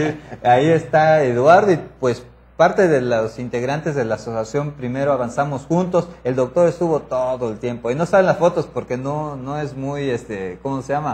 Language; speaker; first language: Spanish; native; Spanish